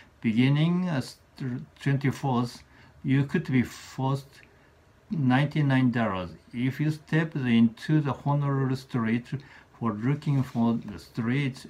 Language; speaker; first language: English; non-native, learner; Japanese